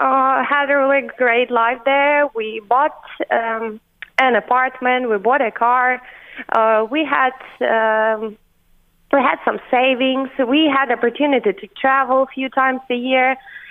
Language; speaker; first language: English; non-native, fluent; Ukrainian